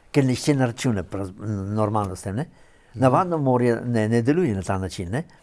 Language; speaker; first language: Slovenian; native; Slovenian